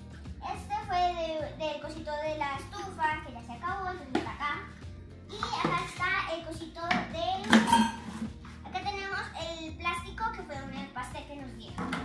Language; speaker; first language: Spanish; native; Spanish